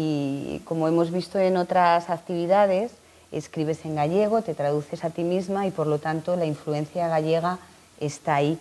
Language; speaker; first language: Spanish; native; Spanish